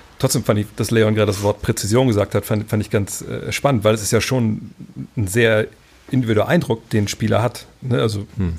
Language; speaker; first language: German; native; German